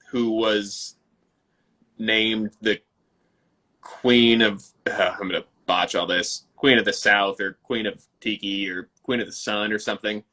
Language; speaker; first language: English; native; English